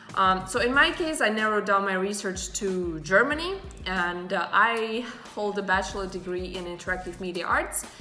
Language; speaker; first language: English; non-native, fluent; Russian